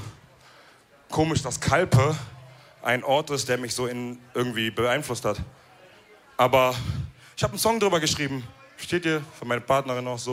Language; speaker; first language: German; early bilingual, other home language; Wolof